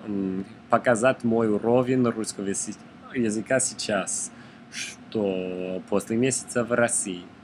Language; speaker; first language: Russian; non-native, learner; English